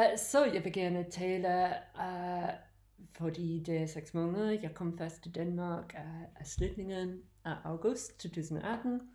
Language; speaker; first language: Danish; non-native, learner; English